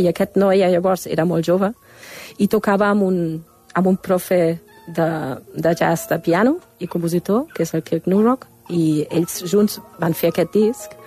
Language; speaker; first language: Catalan; non-native, fluent; German